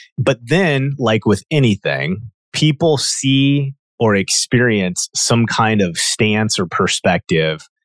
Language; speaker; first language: English; native; English